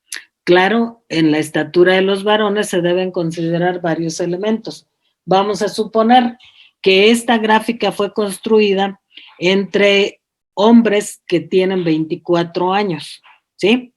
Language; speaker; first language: Spanish; native; Spanish